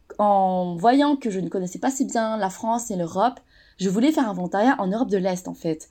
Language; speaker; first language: French; native; French